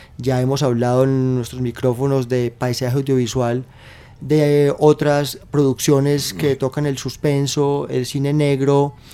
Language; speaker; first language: Spanish; native; Spanish